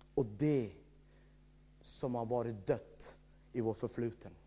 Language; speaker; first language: Swedish; non-native, fluent; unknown